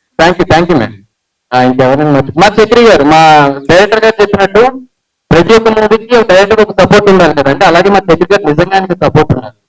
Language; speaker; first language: Telugu; early bilingual, heritage; Telugu